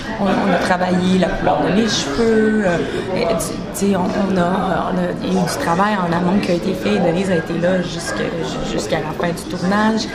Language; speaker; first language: French; native; French